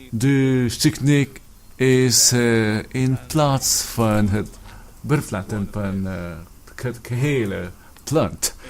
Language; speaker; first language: Dutch; non-native, fluent; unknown